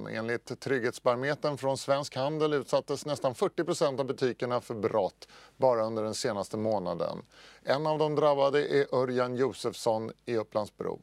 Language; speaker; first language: Swedish; native; Swedish